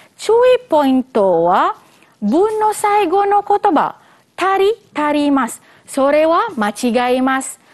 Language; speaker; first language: Japanese; non-native, fluent; Malay